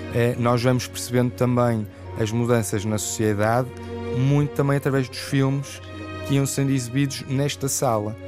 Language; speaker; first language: Portuguese; native; Portuguese